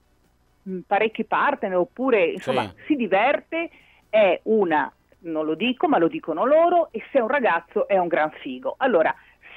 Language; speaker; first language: Italian; native; Italian